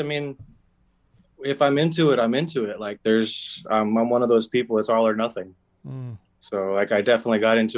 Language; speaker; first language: English; native; English